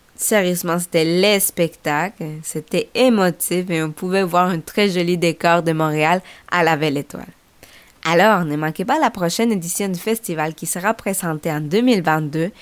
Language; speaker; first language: French; non-native, fluent; Spanish